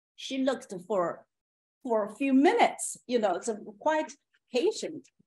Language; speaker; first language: English; non-native, fluent; Chinese